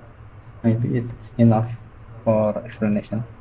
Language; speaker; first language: English; non-native, fluent; Indonesian